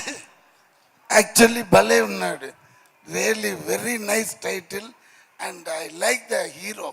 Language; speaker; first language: Telugu; non-native, fluent; Tamil